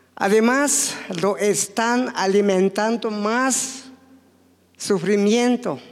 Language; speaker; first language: Spanish; non-native, local second language; Tzotzil